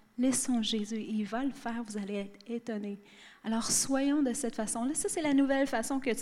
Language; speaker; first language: French; native; French